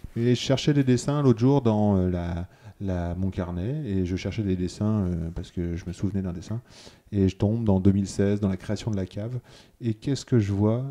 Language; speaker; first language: French; native; French